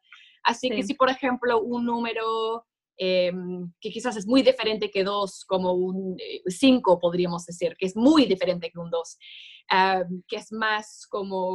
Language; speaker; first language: Spanish; non-native, fluent; English